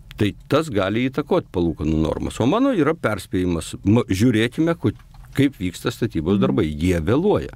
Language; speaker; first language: Lithuanian; native; Lithuanian